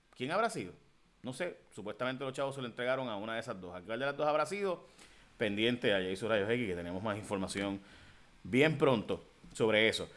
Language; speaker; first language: Spanish; early bilingual, heritage; Spanish